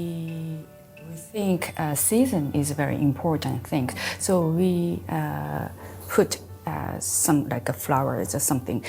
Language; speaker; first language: English; non-native, local second language; Indonesian